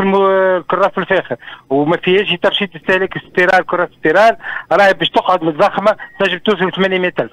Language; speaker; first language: Arabic; native; Arabic